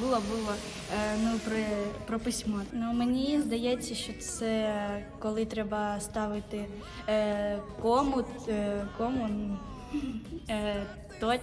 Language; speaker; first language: Ukrainian; non-native, local second language; Russian